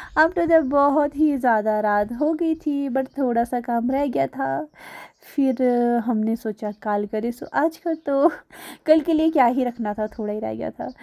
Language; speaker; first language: Hindi; non-native, local second language; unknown